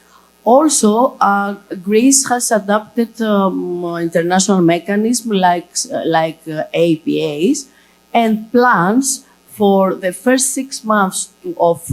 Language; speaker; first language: English; non-native, fluent; Greek